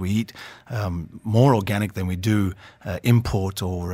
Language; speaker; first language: English; native; English